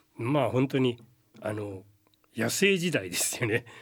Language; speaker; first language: Japanese; native; Japanese